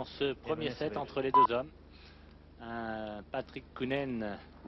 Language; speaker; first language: French; native; French